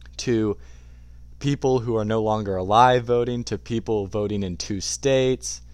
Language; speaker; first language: English; native; English